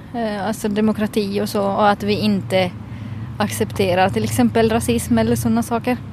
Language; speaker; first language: Swedish; native; Swedish